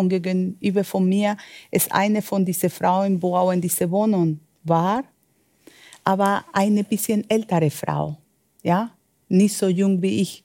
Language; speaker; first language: German; non-native, fluent; Spanish